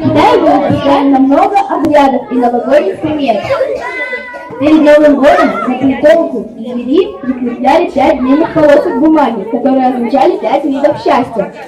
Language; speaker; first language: Russian; native; Russian